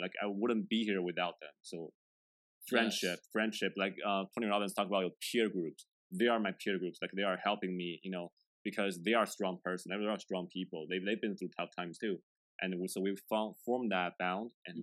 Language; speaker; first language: English; non-native, fluent; Chinese